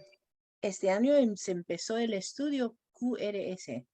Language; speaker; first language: Spanish; non-native, fluent; English